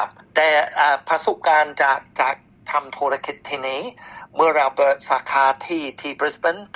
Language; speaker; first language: Thai; non-native, fluent; English